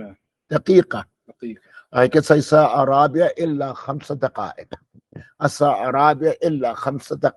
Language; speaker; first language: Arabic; non-native, fluent; English